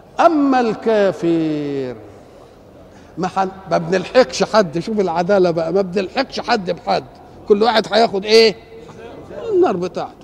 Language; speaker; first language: Arabic; native; Arabic